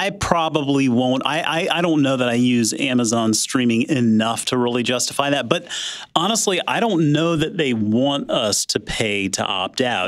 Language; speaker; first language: English; native; English